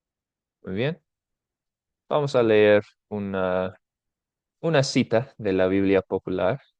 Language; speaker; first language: Spanish; non-native, fluent; English